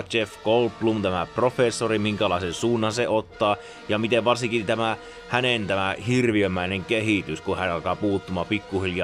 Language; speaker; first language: Finnish; native; Finnish